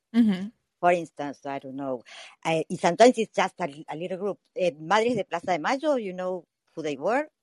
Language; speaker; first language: English; non-native, learner; Spanish